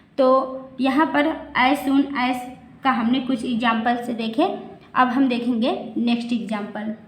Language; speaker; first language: Hindi; native; Hindi